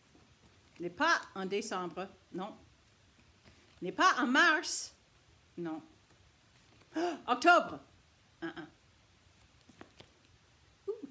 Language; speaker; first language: French; non-native, fluent; English